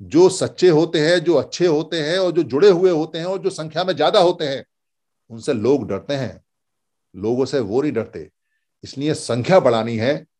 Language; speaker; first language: Hindi; native; Hindi